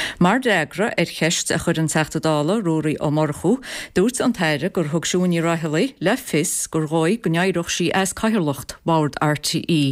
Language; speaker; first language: Irish; native; Irish